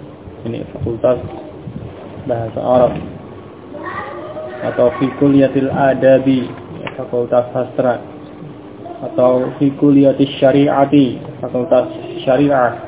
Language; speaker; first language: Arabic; non-native, fluent; Indonesian